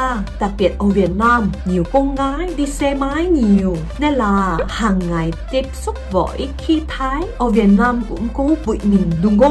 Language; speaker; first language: Vietnamese; non-native, fluent; Korean